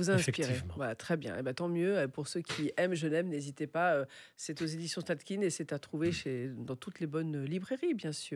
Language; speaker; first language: French; native; French